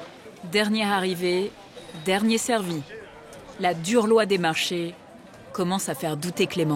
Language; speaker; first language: French; native; French